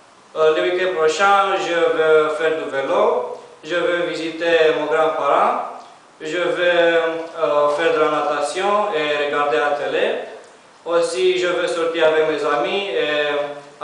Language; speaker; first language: French; non-native, learner; Romanian